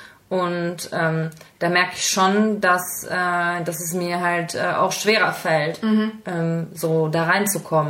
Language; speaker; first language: German; native; German